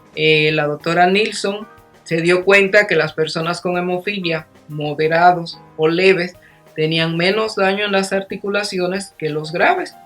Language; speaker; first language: Spanish; native; Spanish